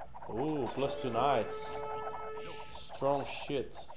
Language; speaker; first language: English; non-native, fluent; Portuguese